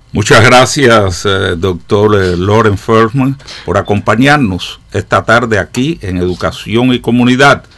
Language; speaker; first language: Spanish; native; Spanish